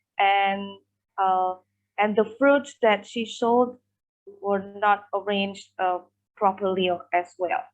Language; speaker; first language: English; non-native, fluent; Indonesian